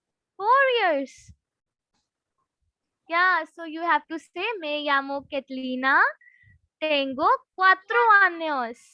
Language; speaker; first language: Spanish; non-native, learner; Hindi